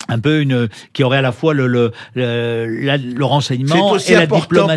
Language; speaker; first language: French; native; French